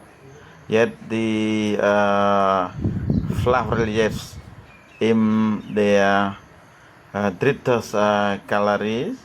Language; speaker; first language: German; non-native, fluent; Khmer